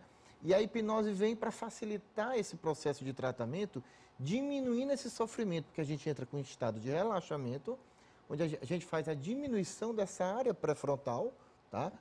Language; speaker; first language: Portuguese; native; Portuguese